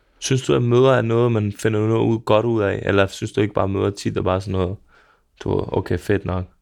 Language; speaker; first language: Danish; early bilingual, other home language; Serbian